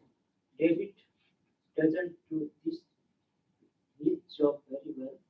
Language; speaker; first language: English; non-native, learner; Nepali